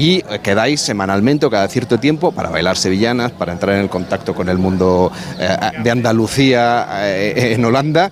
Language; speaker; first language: Spanish; native; Spanish